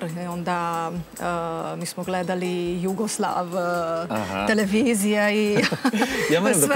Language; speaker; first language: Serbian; non-native, learner; Romanian